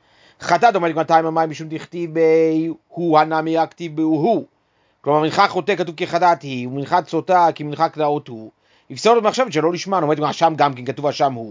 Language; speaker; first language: Hebrew; native; Hebrew